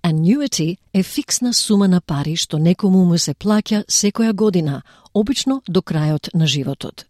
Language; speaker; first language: Macedonian; native; Macedonian